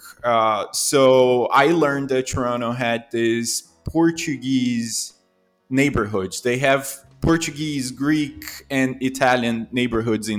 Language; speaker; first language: English; non-native, fluent; Portuguese